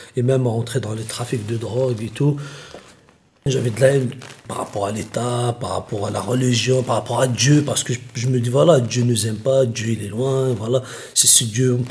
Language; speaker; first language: French; non-native, local second language; Kabyle